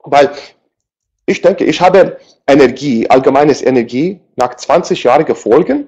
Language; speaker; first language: German; non-native, learner; English